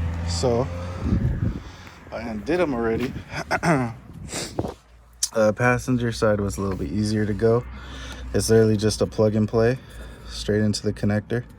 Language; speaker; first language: English; native; English